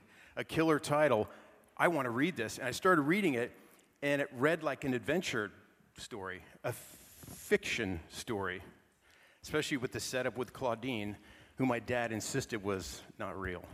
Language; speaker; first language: English; native; English